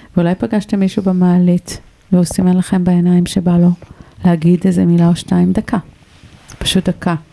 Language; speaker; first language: Hebrew; native; Hebrew